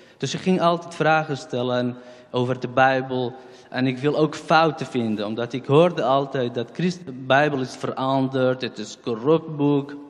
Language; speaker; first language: Dutch; non-native, fluent; Central Kurdish